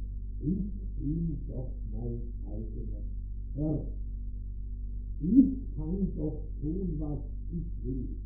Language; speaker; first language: German; native; German